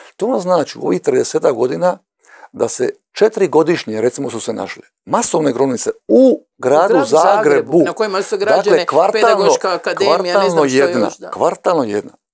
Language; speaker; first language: Croatian; native; Croatian